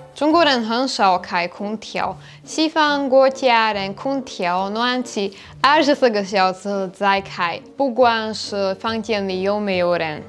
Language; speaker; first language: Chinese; non-native, fluent; Slovak